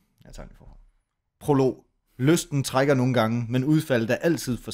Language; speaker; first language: Danish; native; Danish